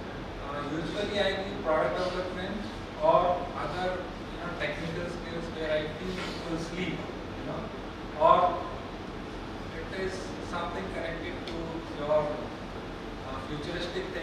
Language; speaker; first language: English; non-native, local second language; Hindi